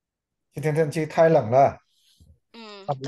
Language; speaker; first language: Chinese; non-native, learner; Vietnamese